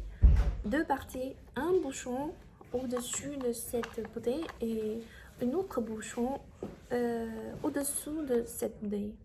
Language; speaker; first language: French; non-native, learner; Chinese